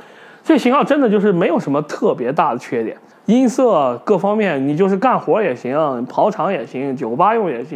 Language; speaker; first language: Chinese; native; Chinese